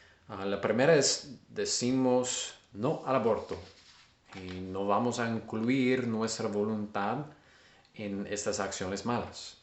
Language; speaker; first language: Spanish; non-native, learner; English